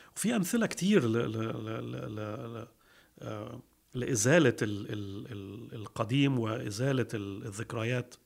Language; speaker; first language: Arabic; early bilingual, heritage; Arabic